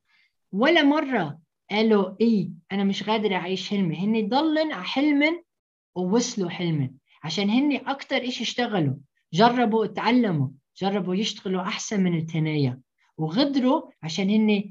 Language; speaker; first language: Arabic; early bilingual, heritage; Arabic